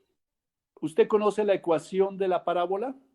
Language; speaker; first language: Spanish; native; Spanish